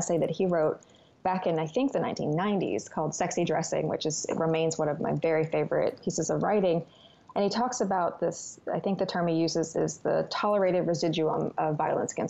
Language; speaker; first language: English; native; English